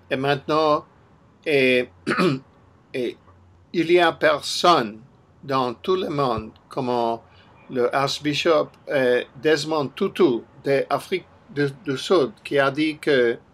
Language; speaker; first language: French; non-native, learner; English